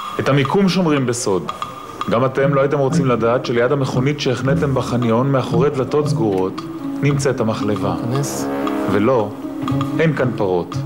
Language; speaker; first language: Hebrew; native; Hebrew